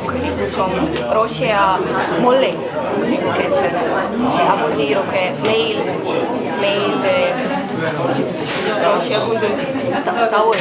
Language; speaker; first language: Korean; non-native, learner; Ukrainian